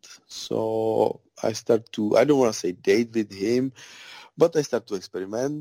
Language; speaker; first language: English; non-native, fluent; Czech